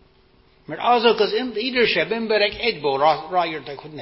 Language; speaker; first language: Hungarian; non-native, fluent; English